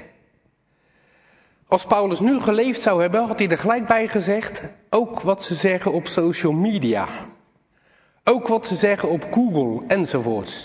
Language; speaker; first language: Dutch; native; Dutch